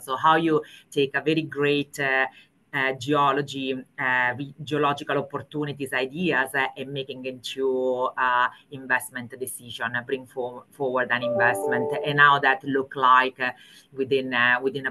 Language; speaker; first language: English; non-native, fluent; Italian